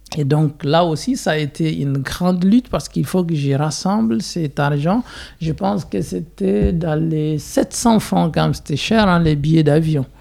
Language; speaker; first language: French; non-native, local second language; Hausa